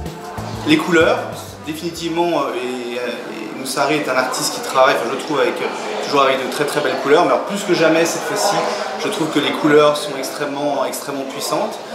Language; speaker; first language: French; native; French